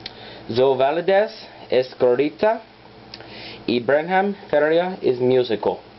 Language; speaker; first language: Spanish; non-native, learner; English